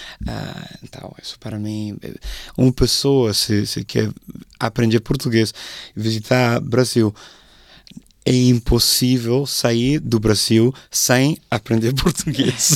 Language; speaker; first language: Portuguese; non-native, fluent; English